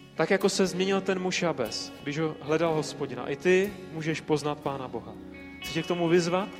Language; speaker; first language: Czech; native; Czech